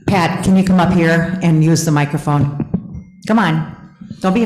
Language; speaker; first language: English; native; English